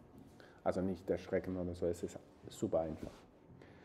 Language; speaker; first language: German; non-native, fluent; Spanish